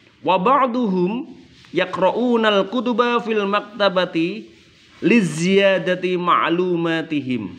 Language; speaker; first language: Arabic; non-native, fluent; Indonesian